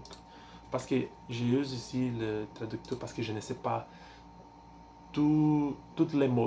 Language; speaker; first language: French; non-native, learner; Portuguese